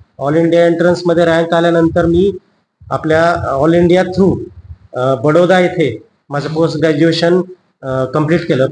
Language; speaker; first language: Marathi; native; Marathi